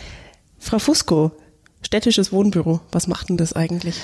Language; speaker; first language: German; native; German